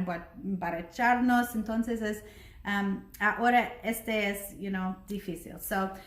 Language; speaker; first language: Spanish; non-native, learner; English